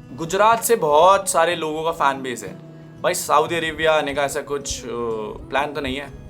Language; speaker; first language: Hindi; native; Hindi